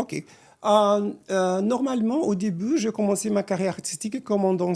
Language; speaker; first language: French; non-native, fluent; Portuguese